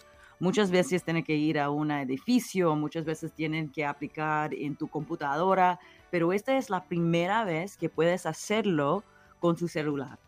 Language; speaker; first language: Spanish; early bilingual, heritage; English